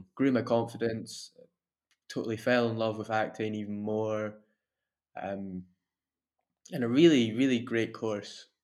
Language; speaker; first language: English; native; English